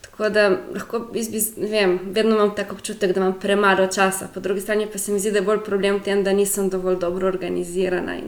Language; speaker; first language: Slovenian; native; Slovenian